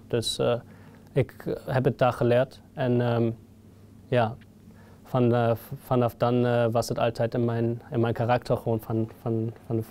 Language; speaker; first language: Dutch; non-native, fluent; German